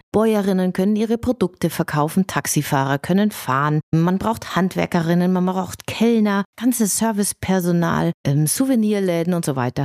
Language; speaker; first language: German; native; German